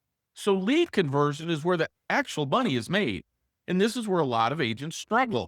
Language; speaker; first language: English; native; English